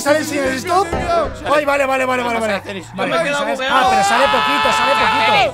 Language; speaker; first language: Spanish; native; Spanish